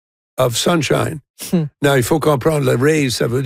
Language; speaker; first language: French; non-native, fluent; English